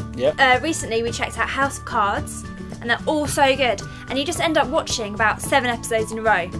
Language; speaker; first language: English; native; English